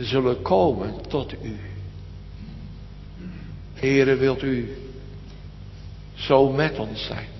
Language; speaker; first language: Dutch; native; Dutch